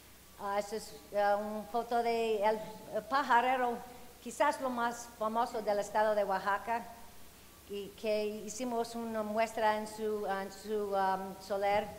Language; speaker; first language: Spanish; non-native, fluent; English